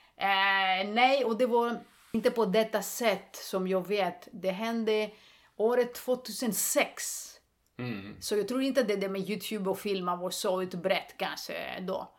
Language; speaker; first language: Swedish; non-native, fluent; Greek